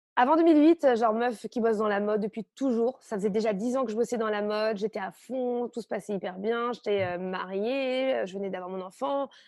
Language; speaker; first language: French; native; French